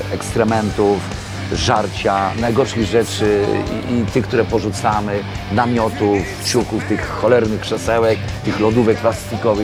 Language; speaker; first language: Polish; native; Polish